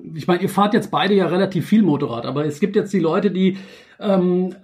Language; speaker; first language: German; native; German